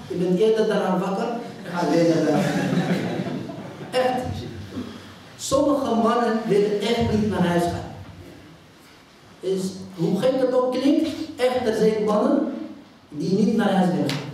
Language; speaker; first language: Dutch; non-native, fluent; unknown